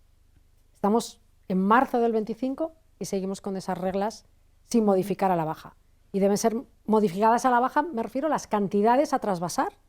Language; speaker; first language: Spanish; native; Spanish